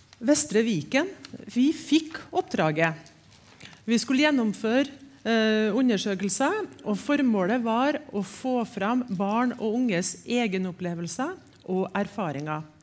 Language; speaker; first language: Norwegian; native; Norwegian